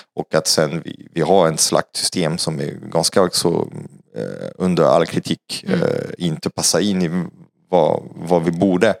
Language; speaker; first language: Swedish; non-native, fluent; French